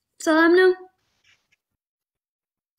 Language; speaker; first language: Amharic; non-native, learner; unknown